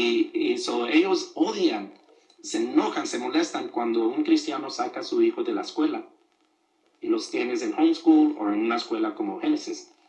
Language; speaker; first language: Spanish; early bilingual, other home language; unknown